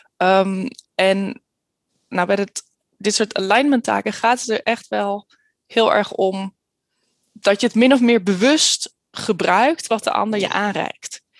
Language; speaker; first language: Dutch; early bilingual, heritage; Dutch